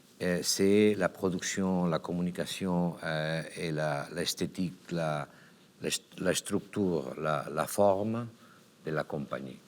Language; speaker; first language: French; non-native, learner; Catalan